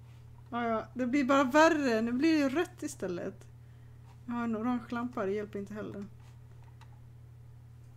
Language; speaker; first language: Swedish; native; Swedish